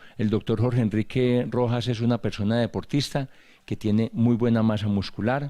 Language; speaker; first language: Spanish; native; Spanish